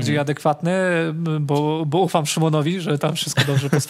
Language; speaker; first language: Polish; native; Polish